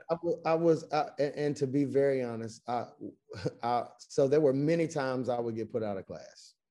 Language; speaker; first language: English; native; English